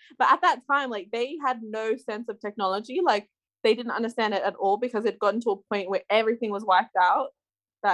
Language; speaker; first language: English; non-native, local second language; Tongan